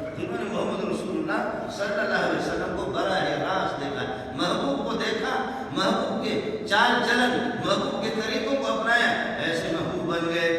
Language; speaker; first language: Urdu; non-native, local second language; Baluchi